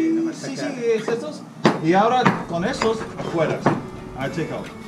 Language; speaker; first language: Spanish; non-native, learner; English